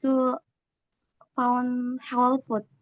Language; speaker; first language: English; non-native, learner; Indonesian